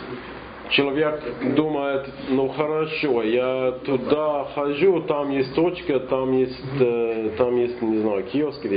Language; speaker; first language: Russian; non-native, fluent; English